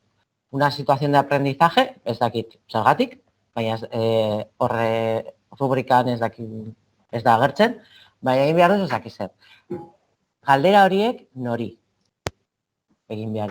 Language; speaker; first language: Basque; non-native, local second language; Spanish